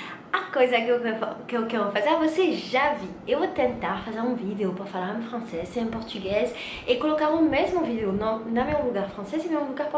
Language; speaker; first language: Portuguese; non-native, learner; French